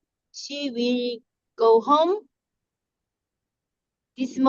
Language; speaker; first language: English; non-native, learner; Korean